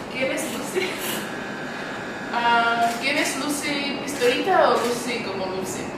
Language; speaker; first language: Spanish; non-native, learner; Czech